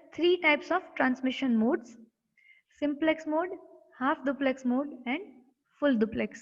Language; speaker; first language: English; non-native, local second language; Gujarati